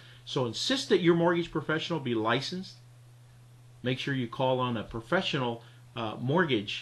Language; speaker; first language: English; native; English